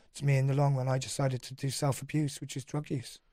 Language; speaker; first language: English; native; English